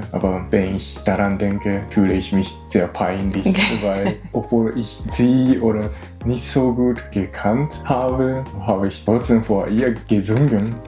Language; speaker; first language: German; non-native, learner; Japanese